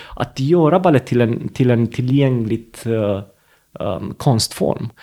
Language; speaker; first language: Swedish; non-native, fluent; Romanian